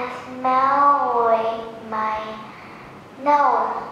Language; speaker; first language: English; non-native, learner; Vietnamese